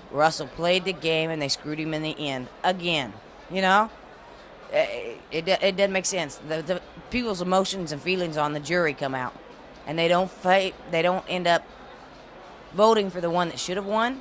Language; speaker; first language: English; native; English